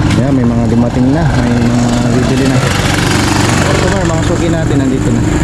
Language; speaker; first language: Filipino; native; Filipino